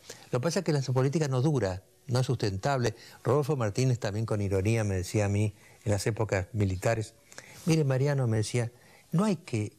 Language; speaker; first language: Spanish; native; Spanish